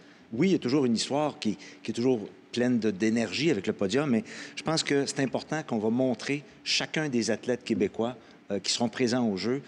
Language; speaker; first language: French; native; French